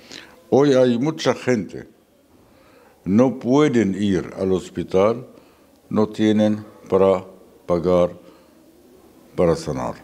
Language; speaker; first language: Spanish; non-native, fluent; Arabic